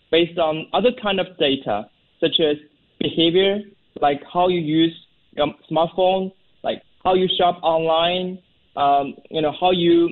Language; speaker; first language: English; non-native, fluent; Chinese